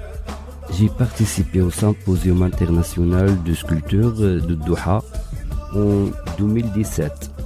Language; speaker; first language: French; non-native, local second language; Arabic